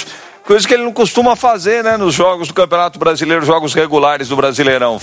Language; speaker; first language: Portuguese; native; Portuguese